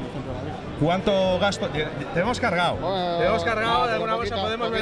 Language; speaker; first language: Spanish; native; Spanish